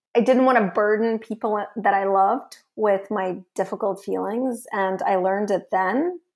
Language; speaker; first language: English; early bilingual, other home language; Russian